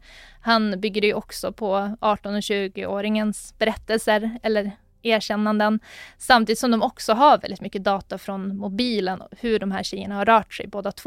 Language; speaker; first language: Swedish; native; Swedish